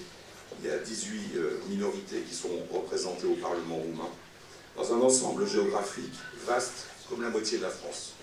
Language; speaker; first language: French; native; French